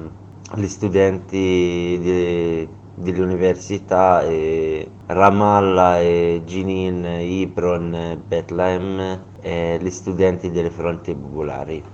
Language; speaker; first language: Italian; non-native, learner; Arabic